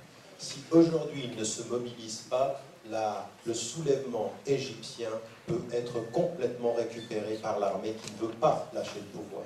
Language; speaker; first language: French; native; French